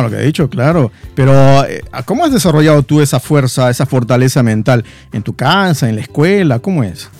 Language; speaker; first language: Spanish; native; Spanish